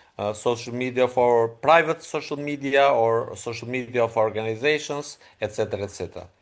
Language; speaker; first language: English; non-native, fluent; Albanian